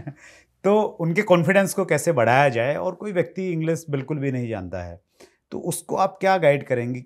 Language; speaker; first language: Hindi; native; Hindi